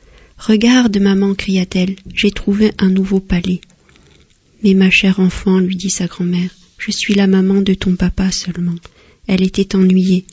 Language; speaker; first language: French; native; French